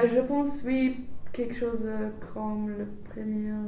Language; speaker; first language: French; non-native, fluent; English